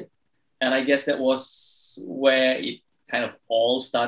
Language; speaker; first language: English; non-native, local second language; Malay